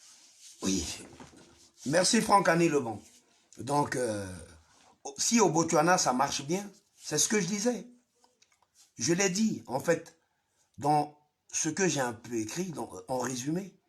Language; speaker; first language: French; non-native, local second language; Lingala